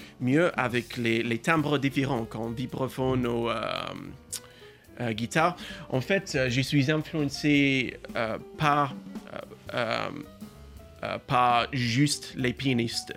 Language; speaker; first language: French; non-native, learner; English